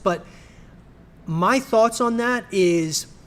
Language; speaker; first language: English; native; English